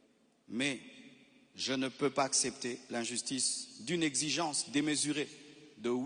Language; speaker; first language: French; non-native, local second language; Lingala